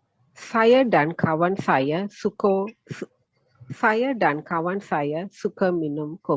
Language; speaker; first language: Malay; non-native, learner; Tamil